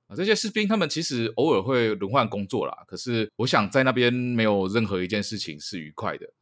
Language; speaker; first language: Chinese; native; Chinese